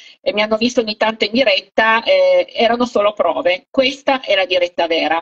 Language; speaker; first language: Italian; native; Italian